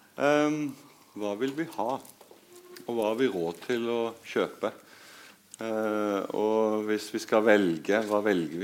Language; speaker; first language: Norwegian; native; Norwegian